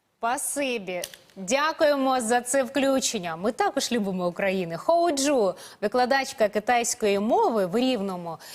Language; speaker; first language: Ukrainian; native; Ukrainian